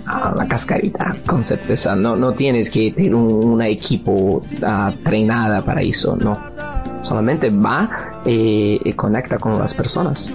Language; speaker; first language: Spanish; non-native, learner; Portuguese